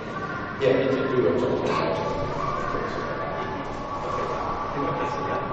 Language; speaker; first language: Indonesian; non-native, fluent; English